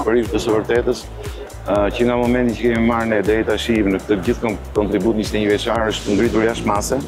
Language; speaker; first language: Albanian; native; Albanian